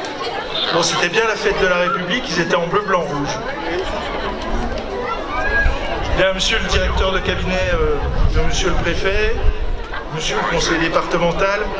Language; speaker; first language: French; native; French